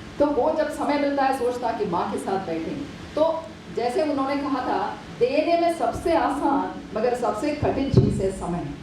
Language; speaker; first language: Hindi; non-native, local second language; Malayalam